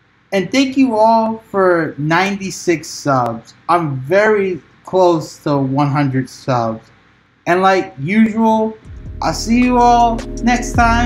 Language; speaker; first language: English; native; English